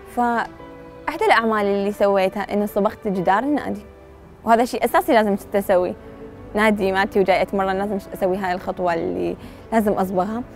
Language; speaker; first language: Arabic; native; Arabic